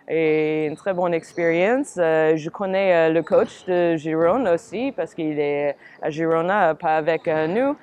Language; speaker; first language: French; non-native, fluent; English